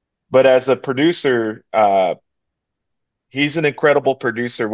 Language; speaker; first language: English; early bilingual, other home language; Spanish